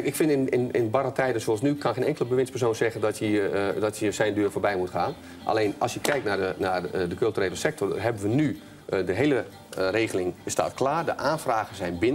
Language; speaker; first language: Dutch; native; Dutch